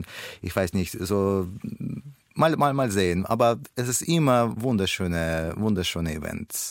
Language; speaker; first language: German; non-native, learner; Russian